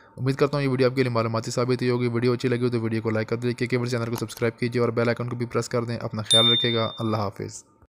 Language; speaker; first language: Urdu; native; Urdu